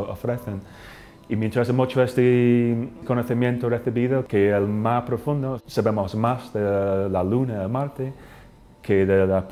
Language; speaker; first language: Spanish; non-native, fluent; English